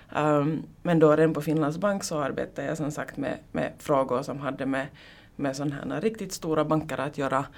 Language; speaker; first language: Swedish; native; Swedish